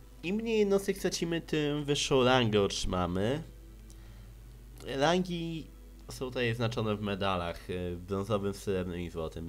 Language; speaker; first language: Polish; native; Polish